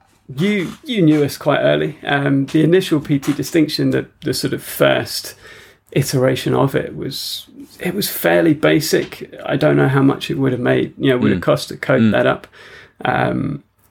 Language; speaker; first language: English; native; English